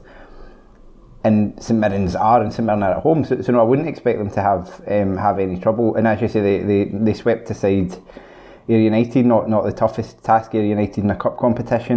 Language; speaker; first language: English; native; English